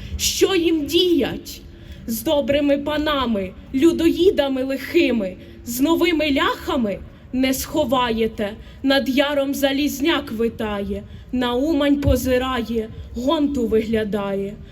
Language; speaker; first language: Ukrainian; native; Ukrainian